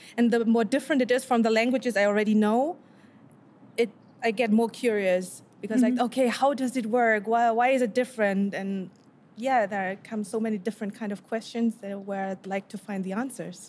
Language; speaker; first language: English; non-native, fluent; Korean